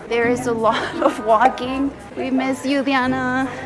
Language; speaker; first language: English; early bilingual, other home language; Spanish